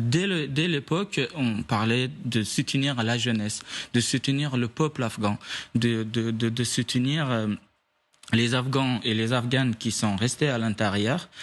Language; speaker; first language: French; non-native, fluent; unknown